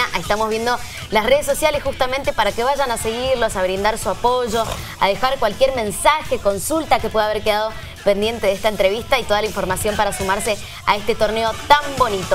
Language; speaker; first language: Spanish; native; Spanish